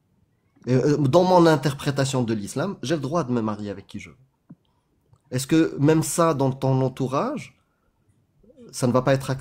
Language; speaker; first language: French; native; French